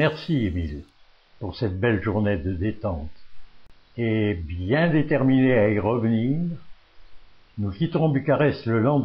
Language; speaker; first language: French; native; French